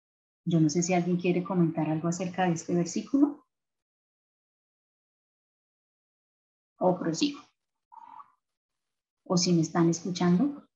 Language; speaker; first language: Spanish; native; Spanish